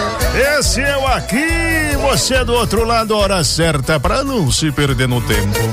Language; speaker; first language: Portuguese; native; Portuguese